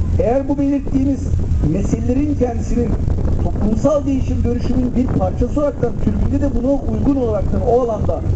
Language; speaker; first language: Turkish; native; Turkish